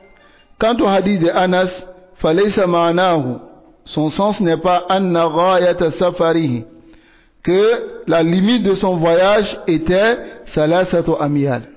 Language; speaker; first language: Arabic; non-native, fluent; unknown